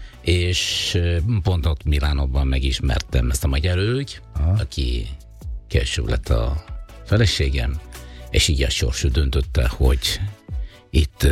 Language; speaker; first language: Hungarian; non-native, fluent; Italian